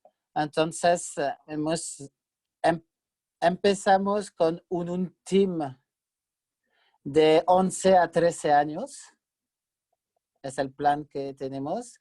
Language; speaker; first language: Spanish; non-native, fluent; French